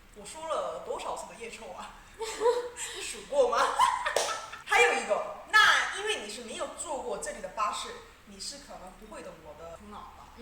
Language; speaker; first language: Chinese; non-native, fluent; Korean